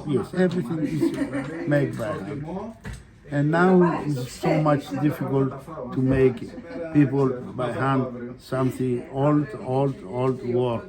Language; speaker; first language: English; non-native, learner; Greek